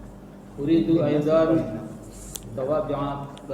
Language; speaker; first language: Arabic; non-native, learner; Indonesian